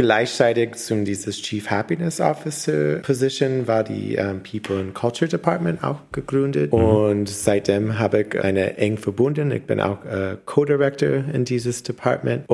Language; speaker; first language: German; non-native, learner; English